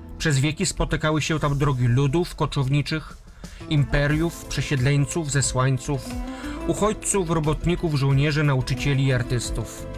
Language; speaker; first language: Polish; native; Polish